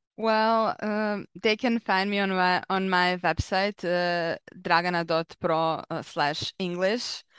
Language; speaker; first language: English; non-native, fluent; Serbian